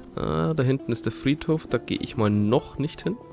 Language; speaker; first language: German; native; German